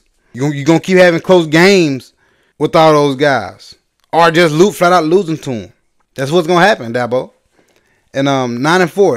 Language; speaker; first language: English; native; English